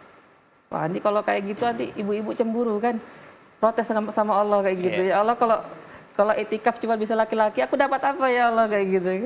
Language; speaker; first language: Indonesian; native; Indonesian